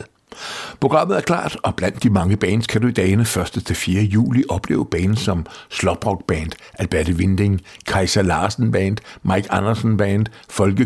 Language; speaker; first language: Danish; native; Danish